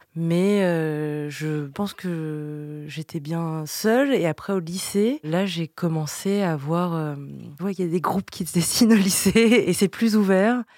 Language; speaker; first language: French; early bilingual, other home language; Vietnamese